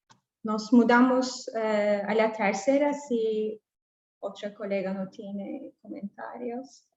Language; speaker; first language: Spanish; non-native, fluent; English